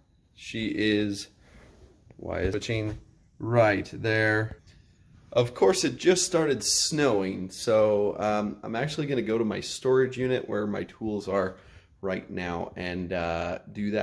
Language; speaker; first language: English; native; English